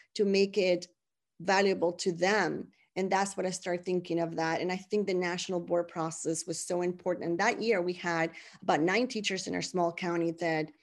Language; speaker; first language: English; non-native, fluent; Spanish